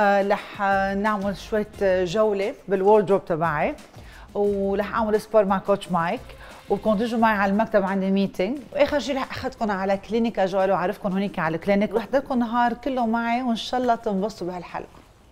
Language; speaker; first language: Arabic; native; Arabic